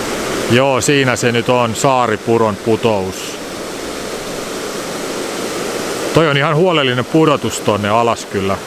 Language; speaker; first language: Finnish; native; Finnish